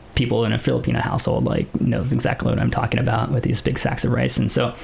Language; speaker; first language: English; early bilingual, other home language; Filipino